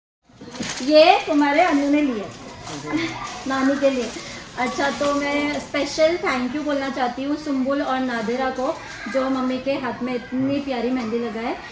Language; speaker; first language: Hindi; native; Hindi